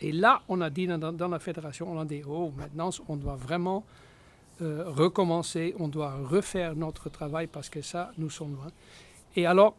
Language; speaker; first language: French; non-native, fluent; Dutch